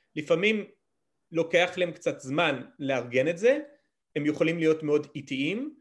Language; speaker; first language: Hebrew; early bilingual, other home language; English